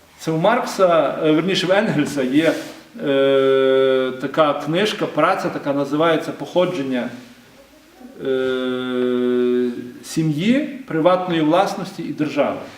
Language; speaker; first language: Ukrainian; native; Ukrainian